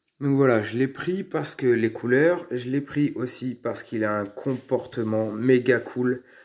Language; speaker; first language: French; native; French